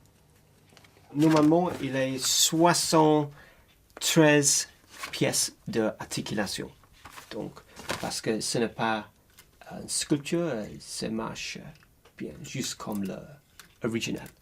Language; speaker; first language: French; non-native, learner; English